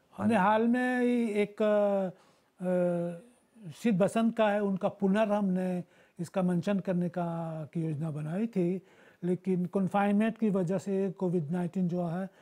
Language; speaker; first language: Hindi; early bilingual, heritage; Bhojpuri